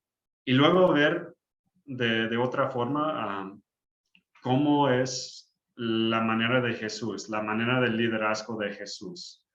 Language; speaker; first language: Spanish; early bilingual, heritage; English